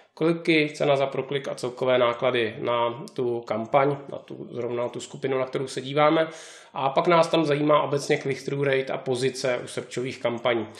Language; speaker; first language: Czech; native; Czech